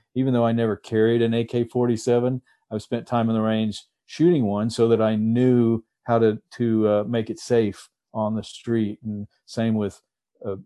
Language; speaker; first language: English; native; English